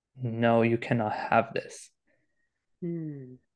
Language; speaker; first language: English; non-native, fluent; Romanian